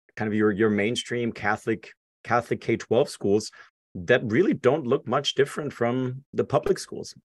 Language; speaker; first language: English; non-native, fluent; German